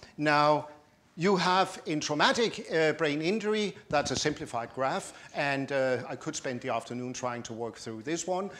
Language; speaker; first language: English; non-native, fluent; Danish